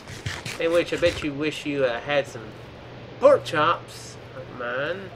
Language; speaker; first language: English; native; English